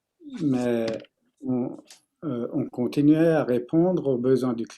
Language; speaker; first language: French; non-native, fluent; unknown